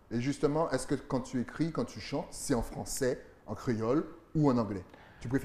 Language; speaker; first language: French; native; French